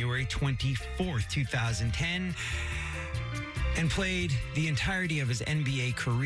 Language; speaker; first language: English; native; English